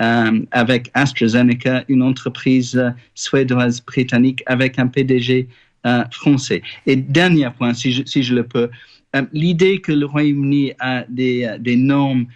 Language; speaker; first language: French; non-native, fluent; English